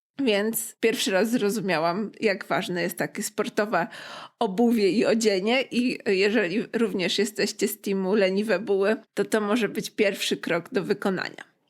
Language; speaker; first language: Polish; native; Polish